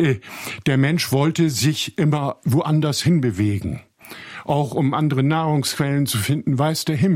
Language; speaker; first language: German; native; German